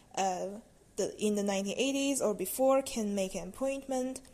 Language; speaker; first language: English; non-native, fluent; Chinese